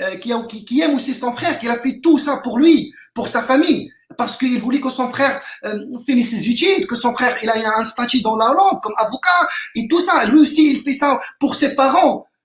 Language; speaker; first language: French; non-native, local second language; Arabic